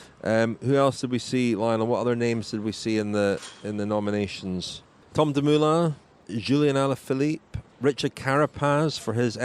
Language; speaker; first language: English; native; English